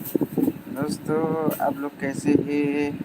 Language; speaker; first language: Hindi; non-native, local second language; Bodo